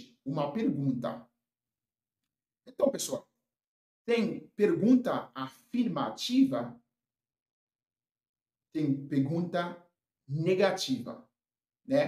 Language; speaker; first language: Portuguese; non-native, fluent; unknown